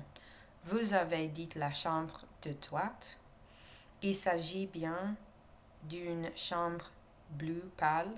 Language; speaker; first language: French; non-native, learner; English